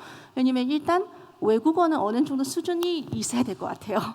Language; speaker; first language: Korean; non-native, fluent; Chinese